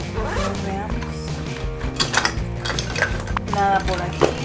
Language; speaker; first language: Spanish; native; Spanish